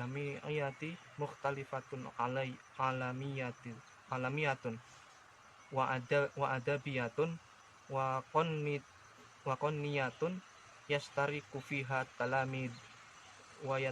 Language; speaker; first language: Arabic; non-native, learner; Indonesian